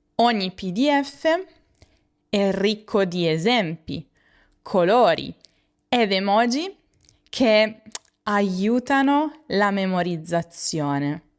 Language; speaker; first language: Italian; native; Italian